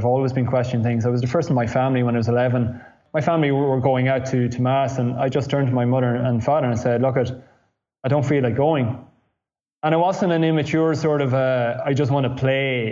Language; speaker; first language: English; native; English